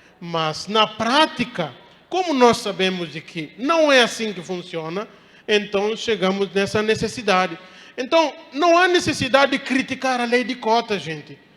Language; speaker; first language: Portuguese; non-native, local second language; Upper Guinea Crioulo